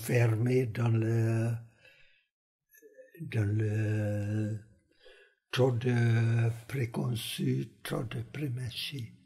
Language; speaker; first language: French; non-native, fluent; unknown